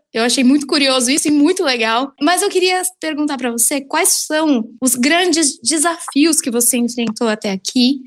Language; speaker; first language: Portuguese; native; Portuguese